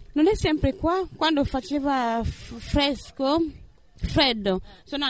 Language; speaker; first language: Italian; non-native, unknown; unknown